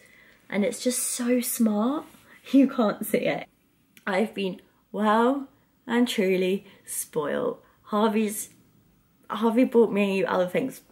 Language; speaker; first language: English; native; English